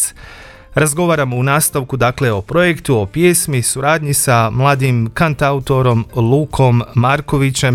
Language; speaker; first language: Croatian; native; Croatian